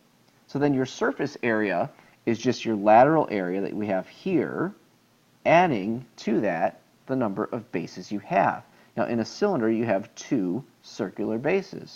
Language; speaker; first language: English; native; English